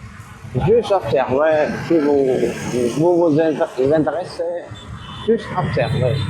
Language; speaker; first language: French; non-native, fluent; Vietnamese